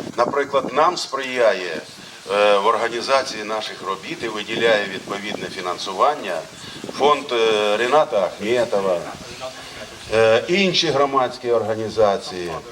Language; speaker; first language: Ukrainian; native; Ukrainian